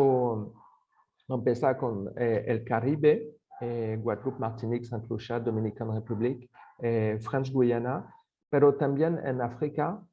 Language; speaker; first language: Spanish; non-native, fluent; French